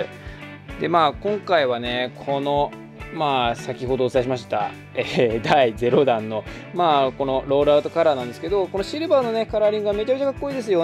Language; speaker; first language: Japanese; native; Japanese